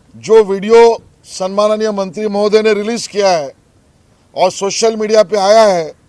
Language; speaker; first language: Hindi; non-native, local second language; Marathi